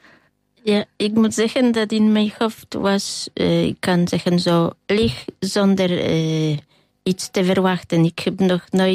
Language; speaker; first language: Dutch; non-native, fluent; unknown